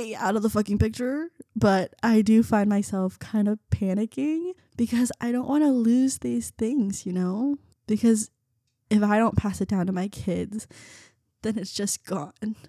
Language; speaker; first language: English; early bilingual, other home language; Vietnamese